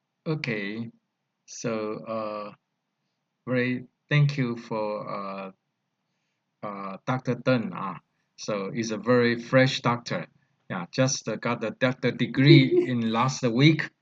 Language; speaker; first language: English; non-native, learner; Chinese